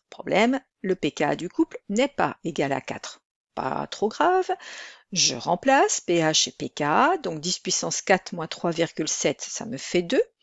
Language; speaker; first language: French; native; French